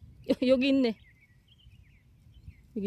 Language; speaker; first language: Korean; non-native, learner; Filipino